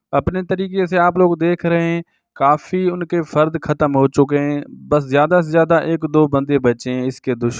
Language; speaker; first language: Hindi; non-native, local second language; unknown